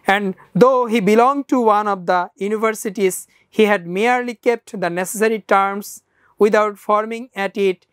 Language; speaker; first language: English; non-native, local second language; Bangla